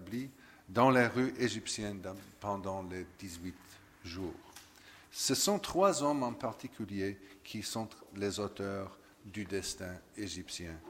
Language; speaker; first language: French; non-native, fluent; English